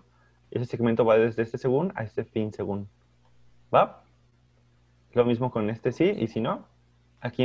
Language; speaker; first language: Spanish; native; Spanish